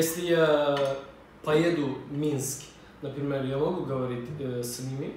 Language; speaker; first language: Russian; non-native, learner; Turkish